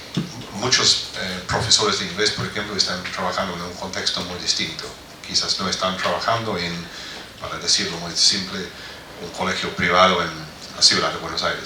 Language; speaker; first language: Spanish; non-native, fluent; English